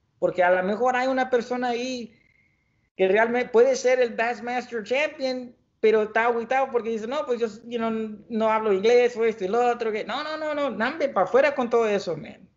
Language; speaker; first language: Spanish; early bilingual, heritage; Spanish